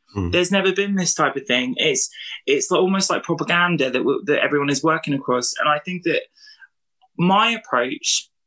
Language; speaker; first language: English; native; English